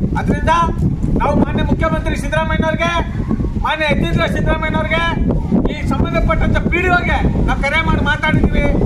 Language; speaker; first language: Kannada; native; Kannada